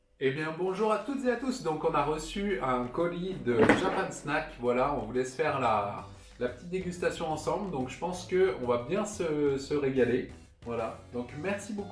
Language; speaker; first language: French; native; French